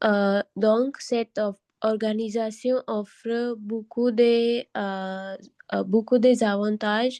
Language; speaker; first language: French; non-native, learner; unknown